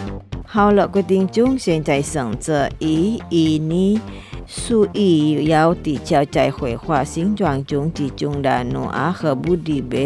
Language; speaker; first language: Chinese; non-native, fluent; Indonesian